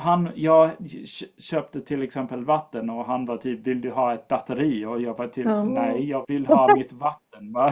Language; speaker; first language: Swedish; non-native, fluent; English